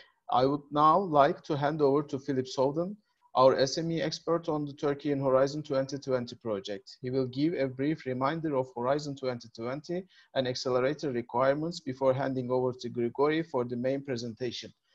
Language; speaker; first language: English; non-native, fluent; Turkish